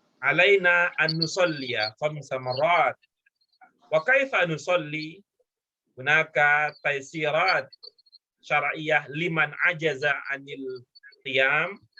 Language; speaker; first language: Arabic; non-native, fluent; Indonesian